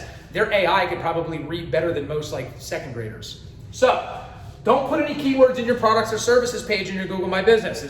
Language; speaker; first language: English; native; English